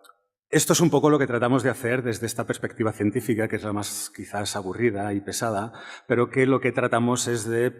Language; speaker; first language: Spanish; native; Spanish